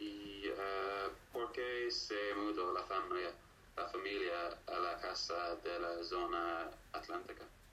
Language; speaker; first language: Spanish; non-native, learner; English